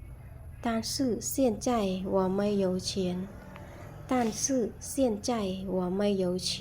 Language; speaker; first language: Chinese; non-native, fluent; Khmer